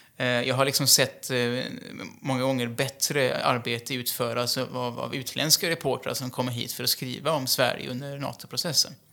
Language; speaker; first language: Swedish; native; Swedish